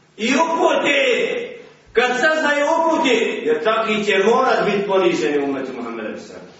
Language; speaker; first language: Bosnian; native; Bosnian